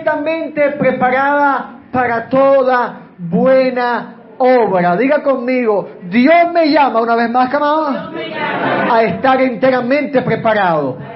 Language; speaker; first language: Spanish; native; Spanish